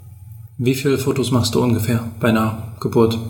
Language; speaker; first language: German; native; German